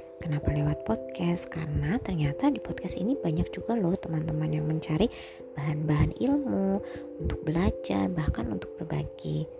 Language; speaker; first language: Indonesian; native; Indonesian